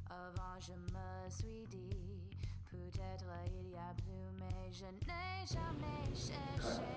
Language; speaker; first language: French; non-native, learner; English